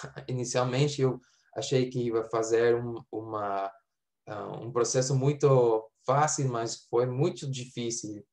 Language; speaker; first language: Portuguese; non-native, fluent; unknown